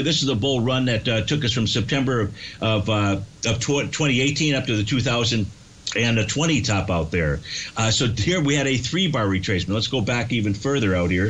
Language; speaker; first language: English; native; English